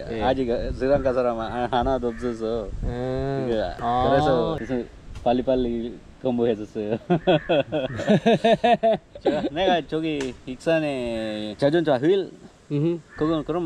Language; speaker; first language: Korean; non-native, learner; Sinhala